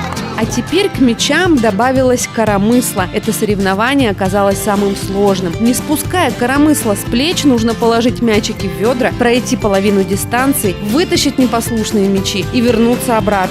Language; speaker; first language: Russian; native; Russian